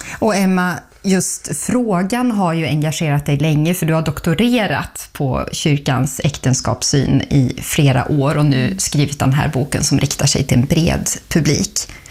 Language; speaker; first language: Swedish; native; Swedish